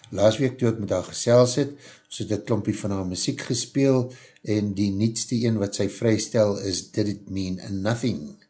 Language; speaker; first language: Afrikaans; native; Afrikaans